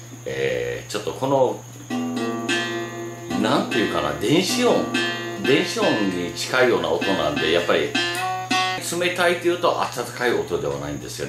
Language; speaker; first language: Japanese; native; Japanese